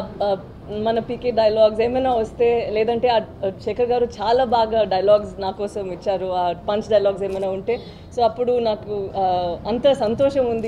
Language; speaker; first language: Telugu; non-native, learner; Tamil